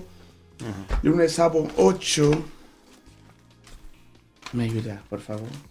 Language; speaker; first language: Spanish; non-native, fluent; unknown